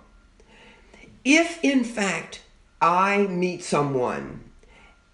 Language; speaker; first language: English; native; English